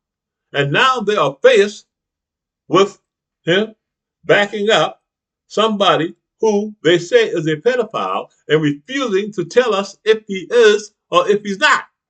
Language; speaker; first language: English; native; English